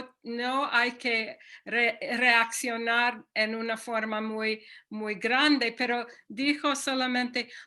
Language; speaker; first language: Spanish; non-native, fluent; English